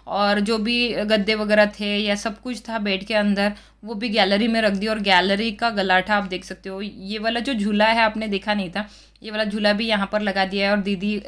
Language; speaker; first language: Hindi; non-native, local second language; Marathi